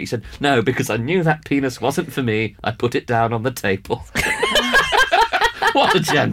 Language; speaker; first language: English; early bilingual, other home language; Spanish